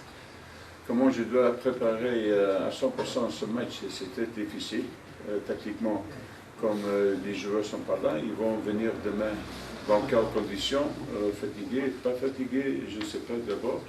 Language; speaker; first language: French; non-native, fluent; Dutch